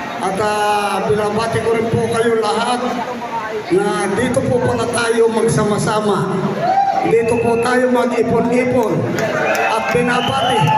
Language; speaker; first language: Filipino; non-native, local second language; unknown